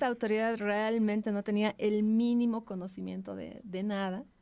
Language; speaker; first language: Spanish; native; Spanish